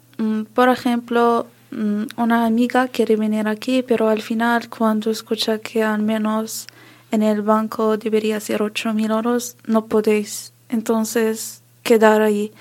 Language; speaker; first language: Spanish; non-native, learner; Arabic